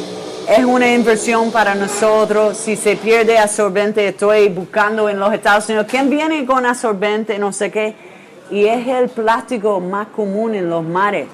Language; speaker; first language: Spanish; non-native, fluent; English